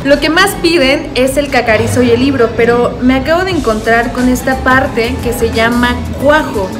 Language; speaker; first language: Spanish; native; Spanish